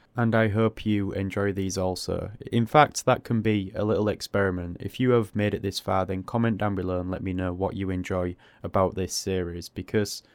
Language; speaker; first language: English; native; English